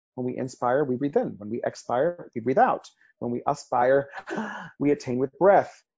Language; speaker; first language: English; early bilingual, other home language; Spanish